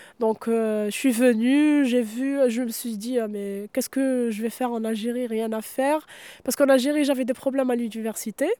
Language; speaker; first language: French; non-native, local second language; Arabic